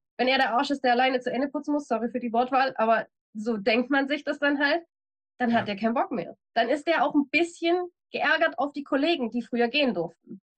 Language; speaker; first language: German; native; German